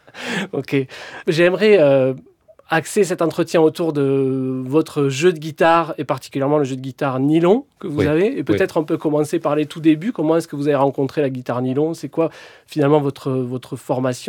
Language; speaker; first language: French; native; French